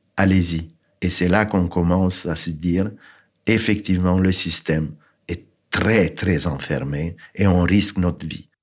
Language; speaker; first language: French; non-native, fluent; Romanian